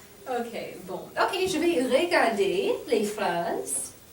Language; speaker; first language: French; non-native, fluent; English